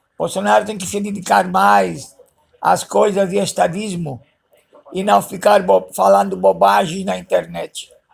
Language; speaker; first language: Portuguese; early bilingual, other home language; Spanish